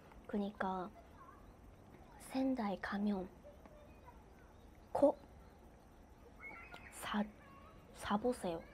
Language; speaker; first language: Korean; non-native, learner; Japanese